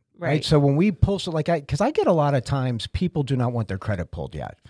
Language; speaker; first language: English; native; English